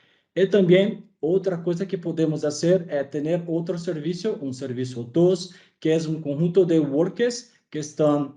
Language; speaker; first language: Spanish; non-native, fluent; Portuguese